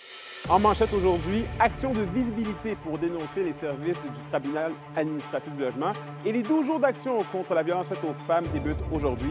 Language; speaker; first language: French; native; French